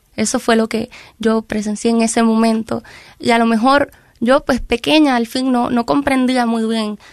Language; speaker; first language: Spanish; native; Spanish